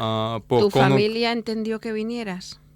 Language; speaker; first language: Spanish; native; Spanish